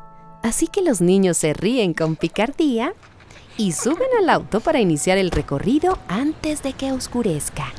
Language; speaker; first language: Spanish; native; Spanish